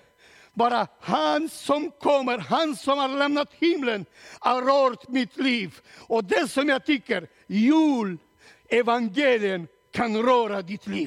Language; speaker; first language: Swedish; non-native, learner; Romanian